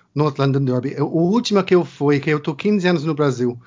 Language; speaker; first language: Portuguese; non-native, learner; English